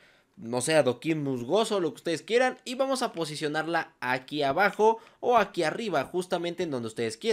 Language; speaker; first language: Spanish; native; Spanish